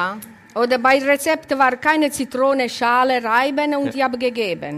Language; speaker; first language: German; non-native, learner; Italian